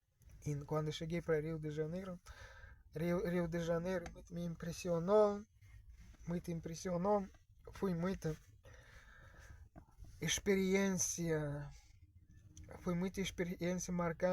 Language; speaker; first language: Portuguese; non-native, fluent; Russian